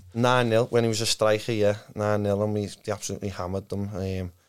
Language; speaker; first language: English; native; English